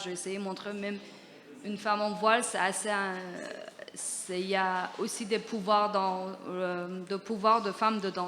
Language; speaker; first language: French; non-native, fluent; Persian